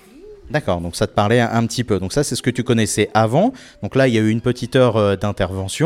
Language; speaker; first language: French; native; French